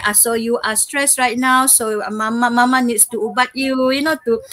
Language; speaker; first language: English; non-native, local second language; Malay